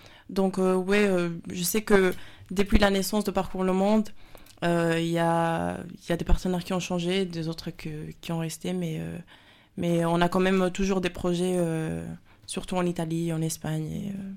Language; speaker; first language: French; non-native, fluent; Spanish